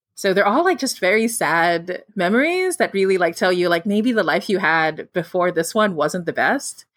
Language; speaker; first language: English; non-native, local second language; Filipino